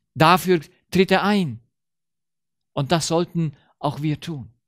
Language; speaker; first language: German; early bilingual, heritage; Romanian